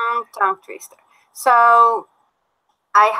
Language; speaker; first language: English; non-native, learner; Spanish